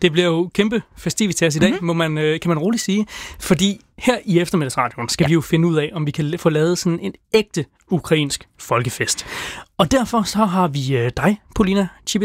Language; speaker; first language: Danish; native; Danish